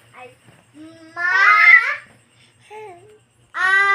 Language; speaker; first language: Filipino; non-native, local second language; Cebuano